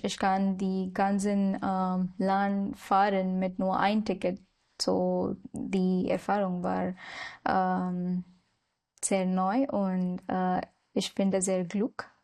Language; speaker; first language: German; non-native, learner; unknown